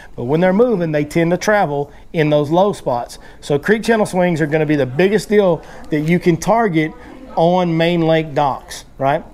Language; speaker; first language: English; native; English